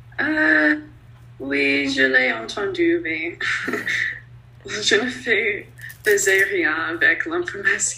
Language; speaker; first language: French; non-native, learner; English